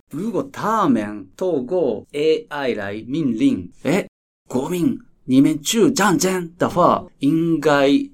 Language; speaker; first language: Chinese; non-native, fluent; Japanese